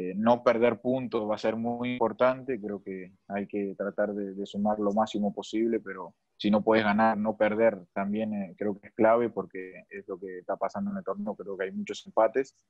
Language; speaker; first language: Spanish; native; Spanish